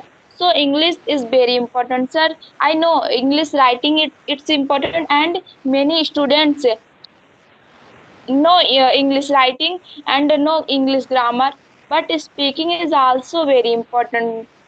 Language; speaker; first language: English; non-native, learner; Hindi